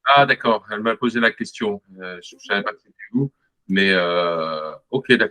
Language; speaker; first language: French; native; French